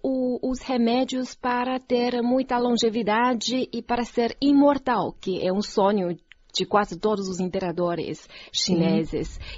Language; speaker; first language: Portuguese; non-native, fluent; Chinese